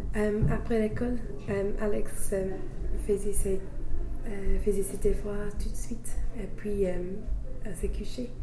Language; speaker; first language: French; non-native, learner; English